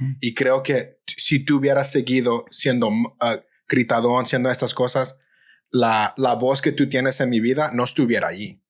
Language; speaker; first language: Spanish; early bilingual, heritage; Spanish